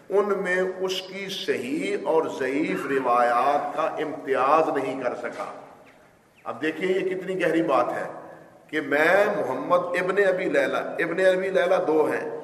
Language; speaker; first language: Urdu; native; Urdu